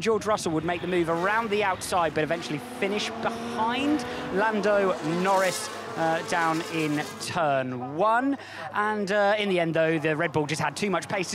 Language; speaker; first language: English; native; English